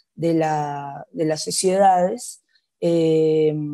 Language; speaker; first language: Spanish; native; Spanish